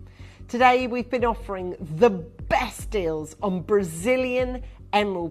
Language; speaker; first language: English; native; English